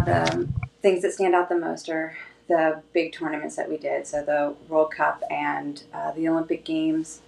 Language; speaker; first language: English; native; English